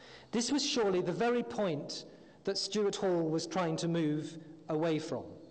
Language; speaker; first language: English; native; English